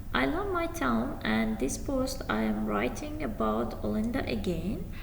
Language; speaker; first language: English; non-native, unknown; Azerbaijani